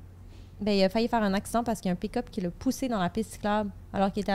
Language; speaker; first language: French; native; French